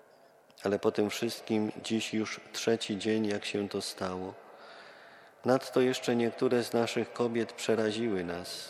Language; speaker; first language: Polish; native; Polish